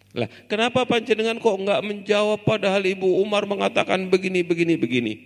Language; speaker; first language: Indonesian; non-native, local second language; Javanese